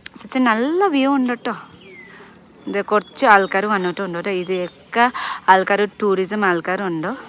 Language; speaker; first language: Malayalam; non-native, learner; Nepali